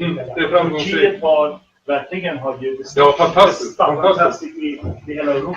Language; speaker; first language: Swedish; non-native, fluent; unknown